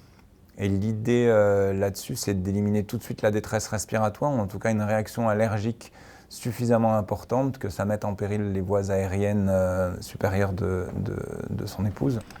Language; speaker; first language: French; native; French